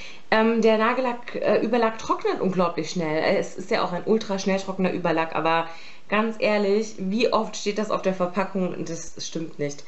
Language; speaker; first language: German; native; German